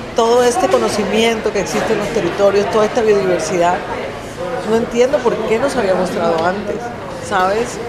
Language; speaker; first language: Spanish; native; Spanish